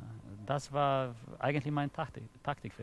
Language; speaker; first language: German; non-native, fluent; Polish